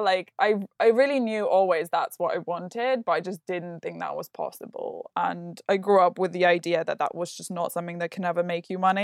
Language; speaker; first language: English; non-native, fluent; Lithuanian